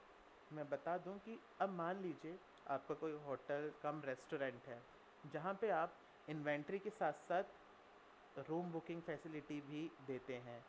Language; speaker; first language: Hindi; native; Hindi